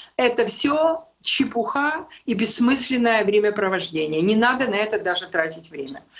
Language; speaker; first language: Russian; non-native, local second language; Ukrainian